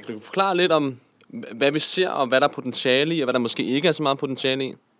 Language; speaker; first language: Danish; native; Danish